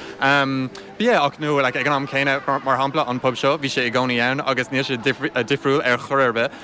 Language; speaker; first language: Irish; early bilingual, heritage; Irish